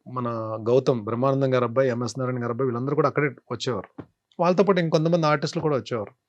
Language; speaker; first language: Telugu; native; Telugu